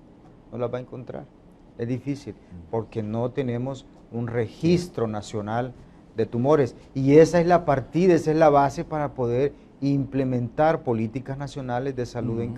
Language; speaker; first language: Spanish; native; Spanish